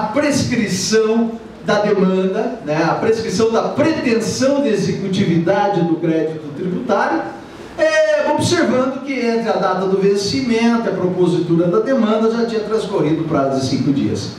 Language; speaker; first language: Portuguese; native; Portuguese